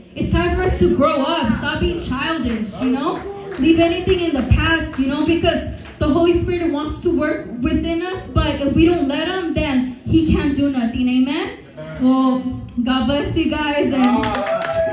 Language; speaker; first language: English; early bilingual, other home language; Spanish